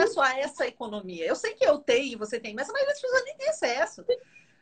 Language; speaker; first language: Portuguese; native; Portuguese